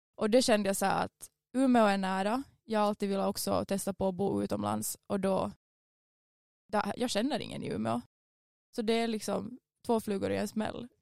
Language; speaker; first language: Swedish; native; Swedish